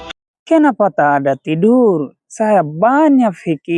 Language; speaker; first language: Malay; non-native, fluent; Bangla